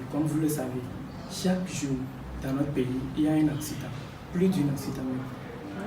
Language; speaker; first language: French; non-native, fluent; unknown